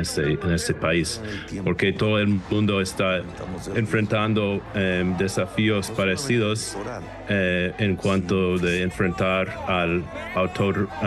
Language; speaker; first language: Spanish; non-native, fluent; English